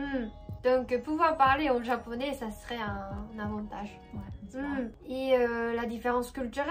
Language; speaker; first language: French; non-native, fluent; Japanese